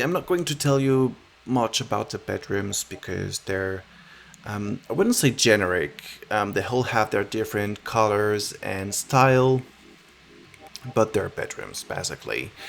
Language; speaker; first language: English; non-native, fluent; French